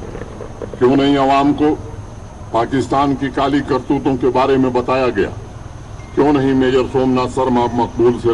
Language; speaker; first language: Hindi; native; Hindi